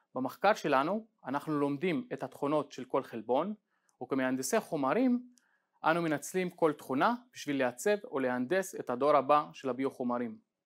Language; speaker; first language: Hebrew; non-native, local second language; Arabic